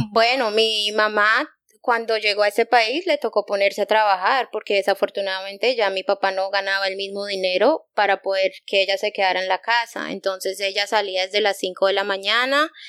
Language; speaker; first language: Spanish; native; Spanish